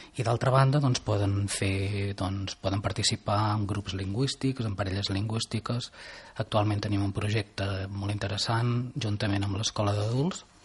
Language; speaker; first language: Catalan; native; Catalan